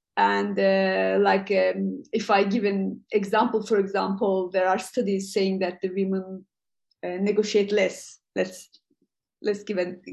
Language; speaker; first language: English; non-native, fluent; Turkish